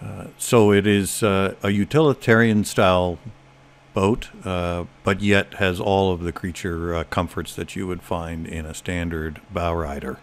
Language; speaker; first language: English; native; English